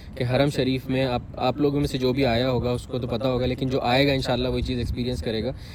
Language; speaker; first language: Urdu; early bilingual, heritage; Urdu